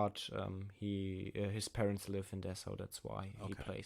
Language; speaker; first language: English; non-native, learner; German